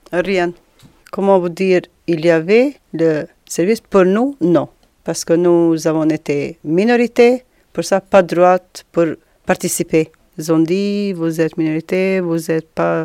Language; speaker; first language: French; non-native, learner; Albanian